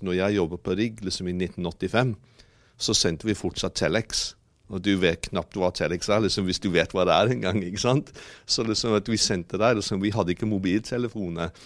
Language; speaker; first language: Norwegian; non-native, fluent; English